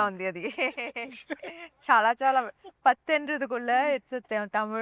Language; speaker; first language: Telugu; non-native, local second language; Tamil